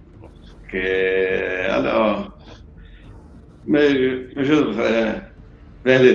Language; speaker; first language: French; non-native, learner; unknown